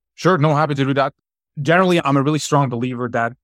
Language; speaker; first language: English; non-native, fluent; German